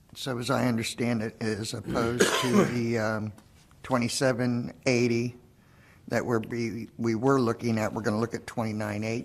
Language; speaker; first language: English; native; English